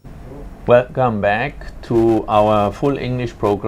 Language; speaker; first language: English; non-native, fluent; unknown